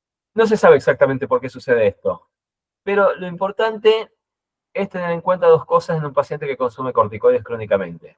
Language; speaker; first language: Spanish; native; Spanish